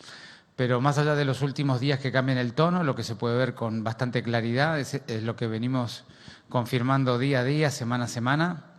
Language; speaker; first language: Spanish; native; Spanish